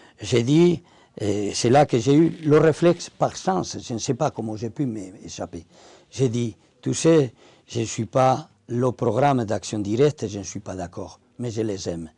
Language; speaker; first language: French; non-native, fluent; Spanish